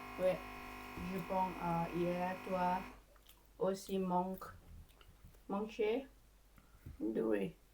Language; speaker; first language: French; non-native, learner; Thai